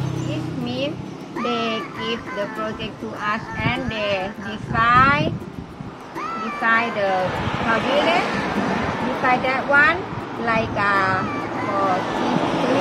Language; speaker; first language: English; non-native, learner; Thai